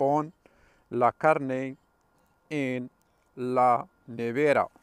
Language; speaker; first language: Spanish; non-native, fluent; Arabic